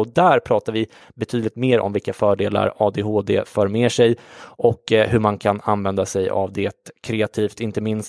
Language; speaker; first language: Swedish; native; Swedish